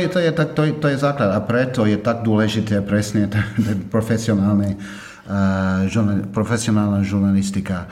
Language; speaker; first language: Slovak; non-native, fluent; English